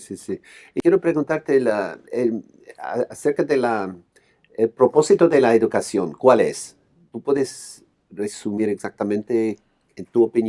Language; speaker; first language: Spanish; non-native, fluent; English